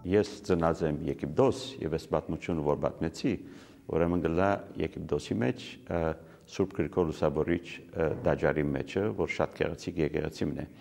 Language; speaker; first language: Armenian; early bilingual, heritage; Armenian